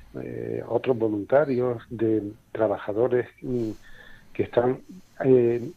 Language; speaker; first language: Spanish; native; Spanish